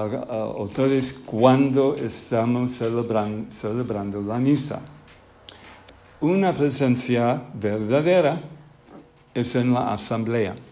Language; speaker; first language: Spanish; non-native, fluent; English